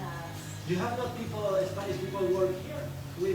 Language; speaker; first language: English; non-native, learner; Spanish